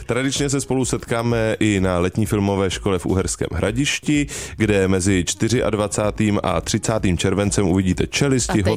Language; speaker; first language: Czech; native; Czech